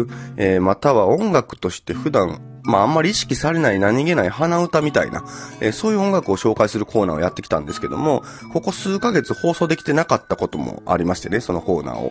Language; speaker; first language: Japanese; native; Japanese